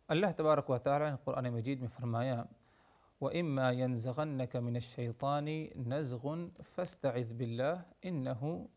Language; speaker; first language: Urdu; native; Urdu